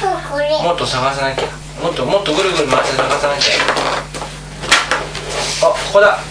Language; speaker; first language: Japanese; native; Japanese